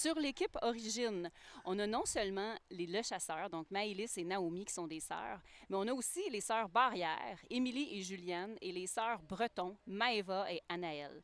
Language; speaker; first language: French; native; French